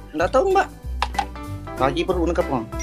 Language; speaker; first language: Indonesian; non-native, local second language; Buginese